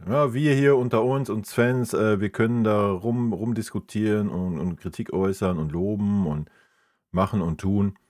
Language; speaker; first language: German; native; German